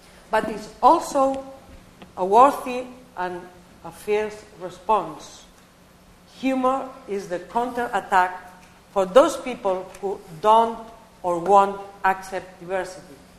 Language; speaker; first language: English; non-native, learner; Catalan